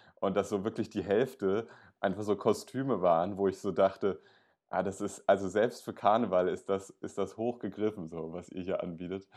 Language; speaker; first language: German; native; German